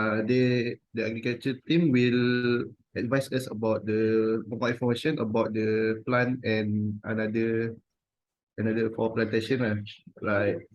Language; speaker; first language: English; non-native, fluent; Malay